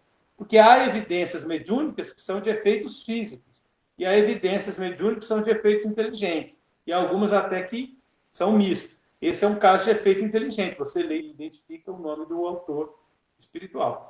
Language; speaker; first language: Portuguese; native; Portuguese